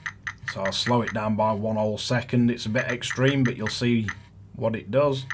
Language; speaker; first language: English; native; English